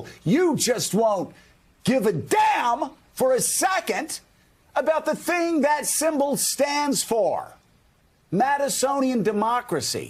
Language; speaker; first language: English; native; English